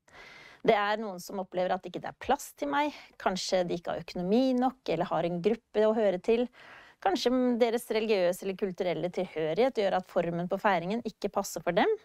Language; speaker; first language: Norwegian; native; Norwegian